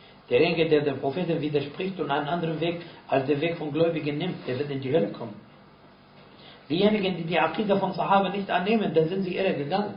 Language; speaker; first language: German; non-native, fluent; Arabic